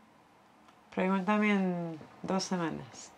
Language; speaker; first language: Spanish; non-native, learner; English